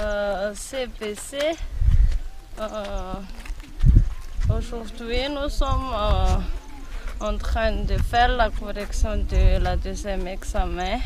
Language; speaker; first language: French; non-native, local second language; Malagasy